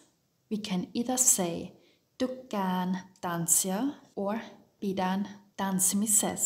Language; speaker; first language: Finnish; non-native, fluent; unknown